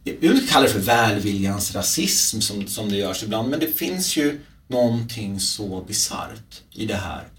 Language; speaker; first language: Swedish; early bilingual, other home language; Czech